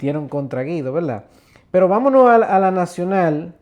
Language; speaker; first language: Spanish; native; Spanish